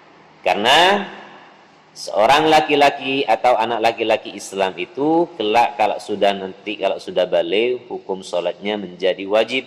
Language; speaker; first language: Indonesian; native; Indonesian